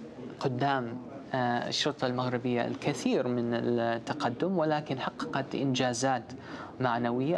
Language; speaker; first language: Arabic; non-native, fluent; English